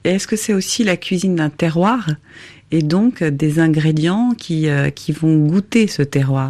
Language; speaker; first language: French; native; French